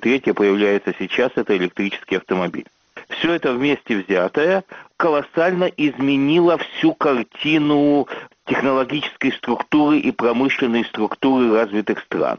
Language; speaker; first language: Russian; native; Russian